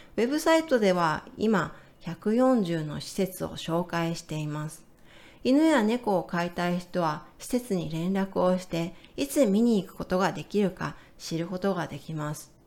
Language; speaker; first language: Japanese; native; Japanese